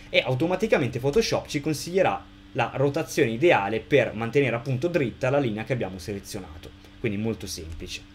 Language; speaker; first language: Italian; native; Italian